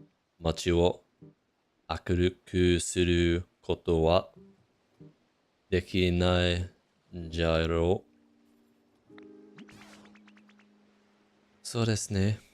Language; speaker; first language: Japanese; non-native, fluent; English